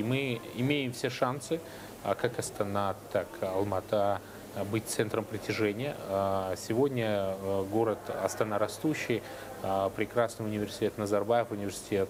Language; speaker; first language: Russian; native; Russian